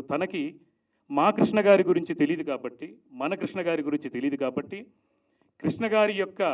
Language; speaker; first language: Telugu; native; Telugu